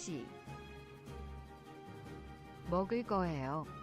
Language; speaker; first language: Korean; non-native, learner; English